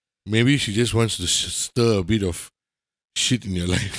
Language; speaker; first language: English; native; English